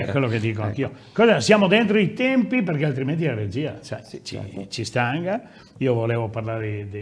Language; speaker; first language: Italian; native; Italian